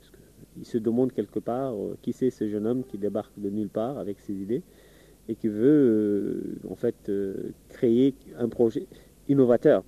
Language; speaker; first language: French; non-native, local second language; Wolof